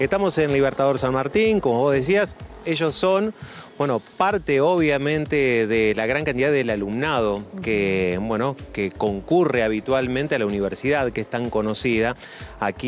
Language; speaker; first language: Spanish; native; Spanish